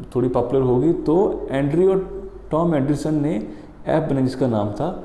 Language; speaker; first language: Hindi; native; Hindi